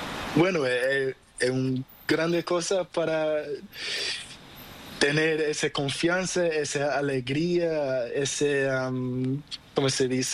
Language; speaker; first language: Spanish; non-native, learner; Portuguese